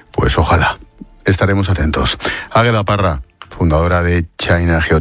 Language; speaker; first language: Spanish; native; Spanish